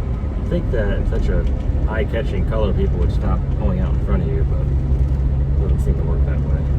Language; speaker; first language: English; native; English